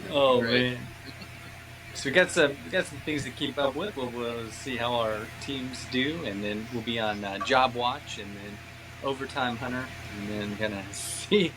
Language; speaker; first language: English; native; English